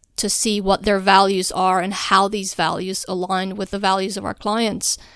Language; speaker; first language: English; non-native, fluent; Albanian